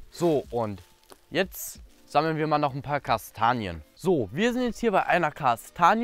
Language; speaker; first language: German; native; German